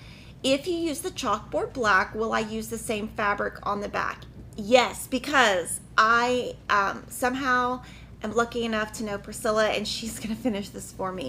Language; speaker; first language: English; native; English